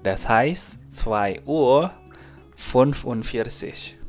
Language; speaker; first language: German; non-native, fluent; Indonesian